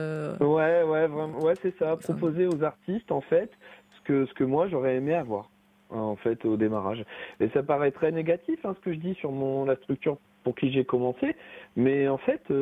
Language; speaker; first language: French; native; French